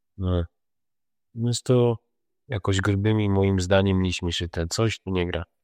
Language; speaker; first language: Polish; native; Polish